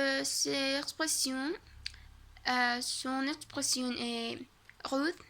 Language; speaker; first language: French; non-native, learner; Spanish